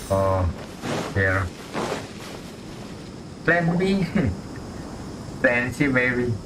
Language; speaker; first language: English; non-native, learner; Indonesian